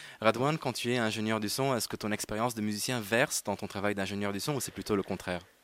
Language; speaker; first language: French; non-native, local second language; Arabic